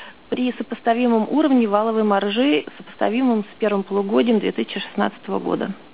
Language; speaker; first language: Russian; native; Russian